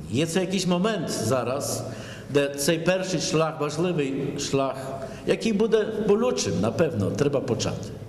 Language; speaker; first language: Ukrainian; early bilingual, heritage; Ukrainian